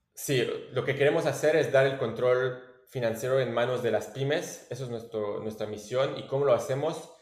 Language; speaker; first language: Spanish; non-native, fluent; French